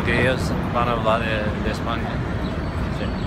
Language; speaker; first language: Spanish; non-native, fluent; English